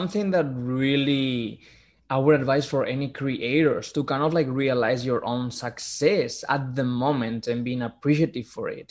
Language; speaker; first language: English; non-native, fluent; Spanish